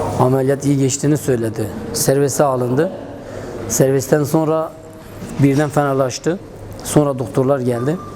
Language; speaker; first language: Turkish; non-native, local second language; Kurdish